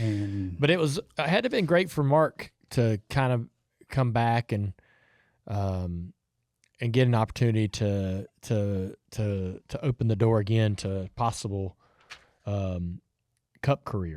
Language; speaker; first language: English; native; English